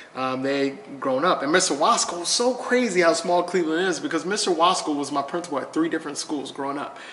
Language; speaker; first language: English; native; English